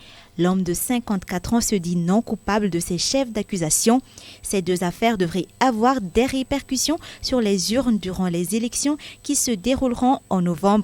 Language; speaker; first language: French; non-native, local second language; Malagasy